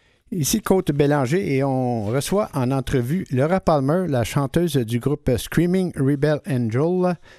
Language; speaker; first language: French; native; French